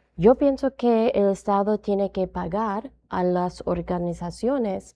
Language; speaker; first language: Spanish; non-native, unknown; English